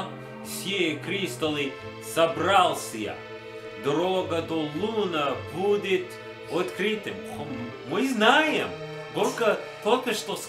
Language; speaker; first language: Russian; non-native, learner; English